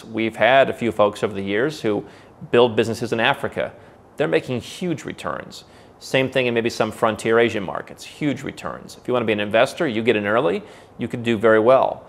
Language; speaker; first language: English; native; English